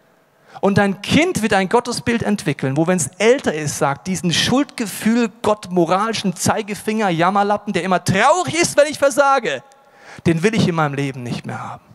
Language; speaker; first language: German; native; German